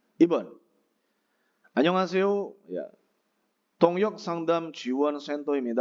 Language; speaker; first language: Korean; non-native, fluent; Indonesian